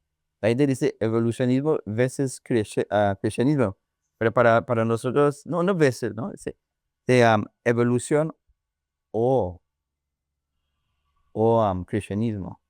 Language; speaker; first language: Spanish; non-native, learner; English